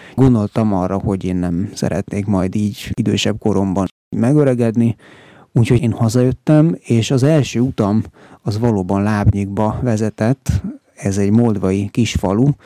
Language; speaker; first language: Hungarian; native; Hungarian